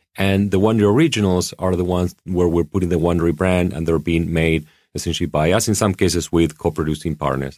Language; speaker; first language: English; non-native, fluent; Spanish